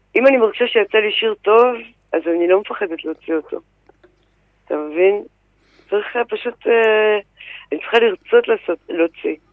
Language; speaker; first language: Hebrew; early bilingual, other home language; French